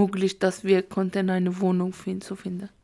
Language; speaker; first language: German; non-native, learner; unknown